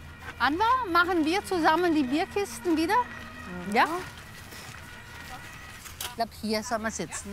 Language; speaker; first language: German; native; German